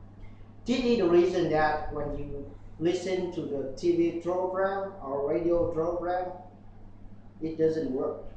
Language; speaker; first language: English; non-native, learner; Vietnamese